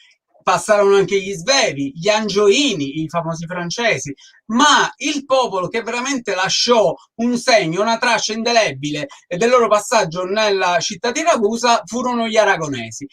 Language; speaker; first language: Italian; native; Italian